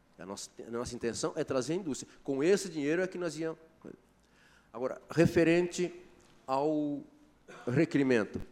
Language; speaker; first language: Portuguese; native; Portuguese